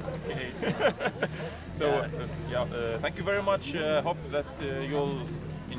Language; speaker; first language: English; non-native, learner; Russian